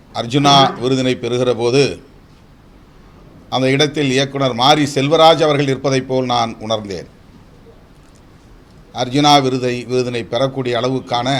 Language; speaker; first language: Tamil; native; Tamil